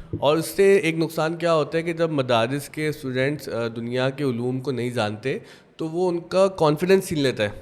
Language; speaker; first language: Urdu; native; Urdu